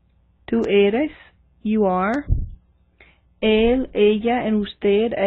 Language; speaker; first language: Spanish; non-native, fluent; English